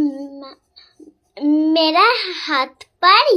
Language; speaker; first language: Hindi; non-native, local second language; Bangla